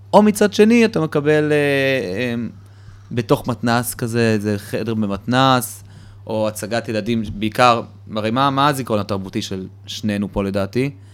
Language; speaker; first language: Hebrew; early bilingual, other home language; Russian